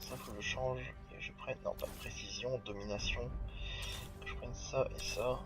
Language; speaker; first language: French; native; French